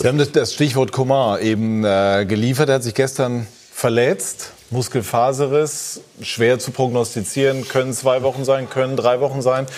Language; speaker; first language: German; native; German